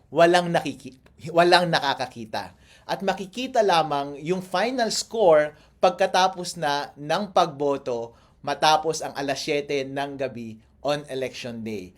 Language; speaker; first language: Filipino; non-native, local second language; Iloko